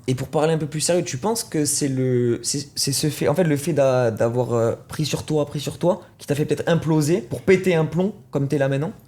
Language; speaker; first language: French; native; French